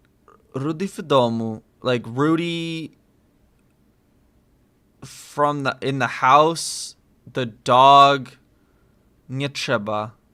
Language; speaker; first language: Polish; non-native, learner; English